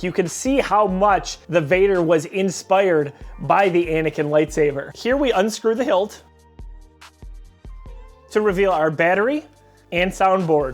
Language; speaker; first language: English; native; English